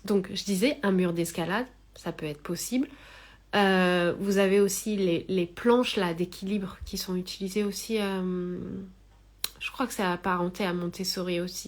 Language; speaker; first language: French; native; French